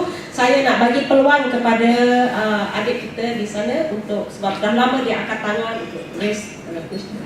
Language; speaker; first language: Malay; native; Malay